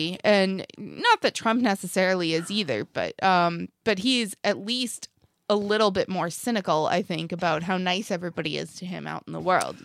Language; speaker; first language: English; native; English